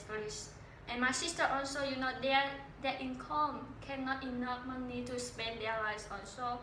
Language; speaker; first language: English; non-native, learner; Vietnamese